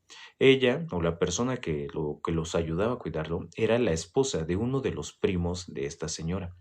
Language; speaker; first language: Spanish; native; Spanish